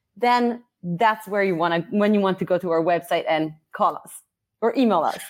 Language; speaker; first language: English; non-native, fluent; Italian